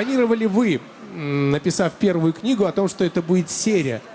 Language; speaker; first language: Russian; native; Russian